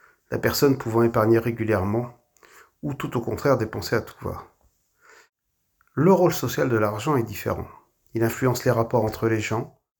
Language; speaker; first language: French; native; French